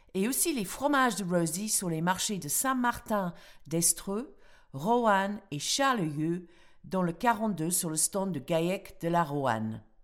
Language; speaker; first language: French; non-native, fluent; English